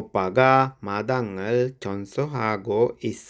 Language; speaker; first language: Korean; non-native, fluent; Sinhala